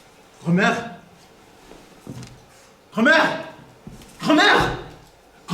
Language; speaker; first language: French; native; French